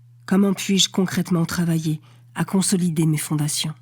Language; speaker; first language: French; native; French